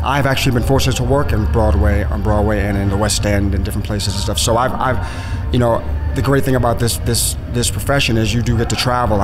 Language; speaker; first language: English; native; English